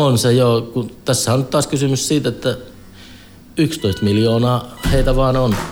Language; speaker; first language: Finnish; native; Finnish